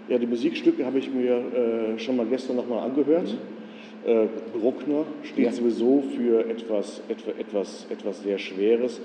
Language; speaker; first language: German; native; German